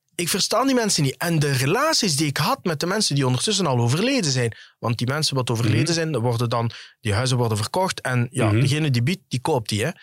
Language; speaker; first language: Dutch; early bilingual, other home language; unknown